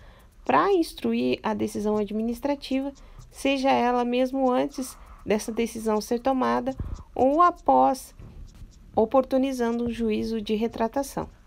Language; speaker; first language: Portuguese; native; Portuguese